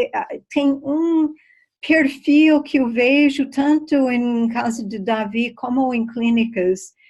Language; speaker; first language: Portuguese; non-native, fluent; English